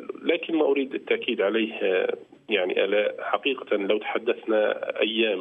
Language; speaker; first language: Arabic; native; Arabic